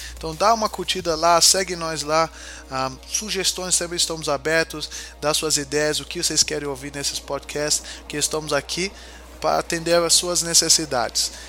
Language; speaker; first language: Portuguese; early bilingual, heritage; Portuguese